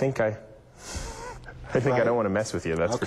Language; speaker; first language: English; native; English